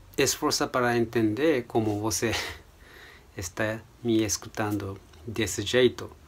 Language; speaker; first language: Portuguese; non-native, fluent; Japanese